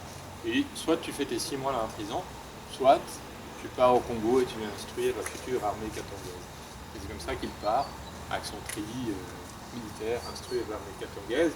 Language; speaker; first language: French; native; French